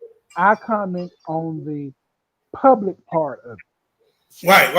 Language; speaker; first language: English; native; English